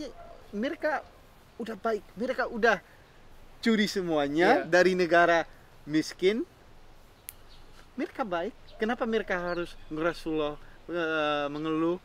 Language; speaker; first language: Indonesian; non-native, fluent; Dutch